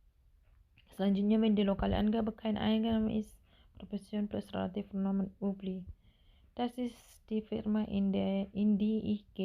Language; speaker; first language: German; non-native, learner; Indonesian